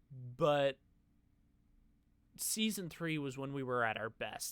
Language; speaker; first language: English; native; English